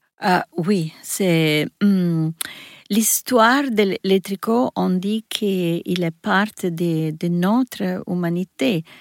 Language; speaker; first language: French; non-native, learner; Italian